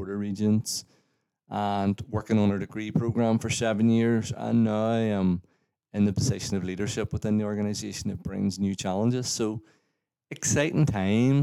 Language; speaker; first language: English; native; English